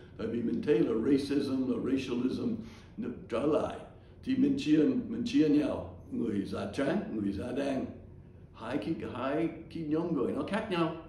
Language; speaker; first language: Vietnamese; non-native, fluent; English